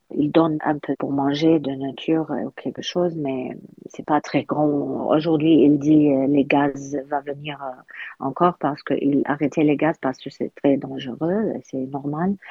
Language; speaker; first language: French; non-native, learner; Arabic